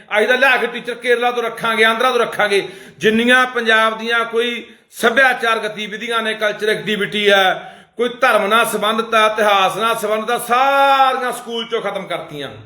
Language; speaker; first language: Punjabi; native; Punjabi